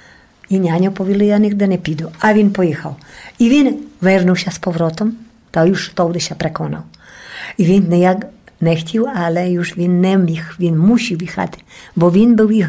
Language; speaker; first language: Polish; non-native, local second language; Rusyn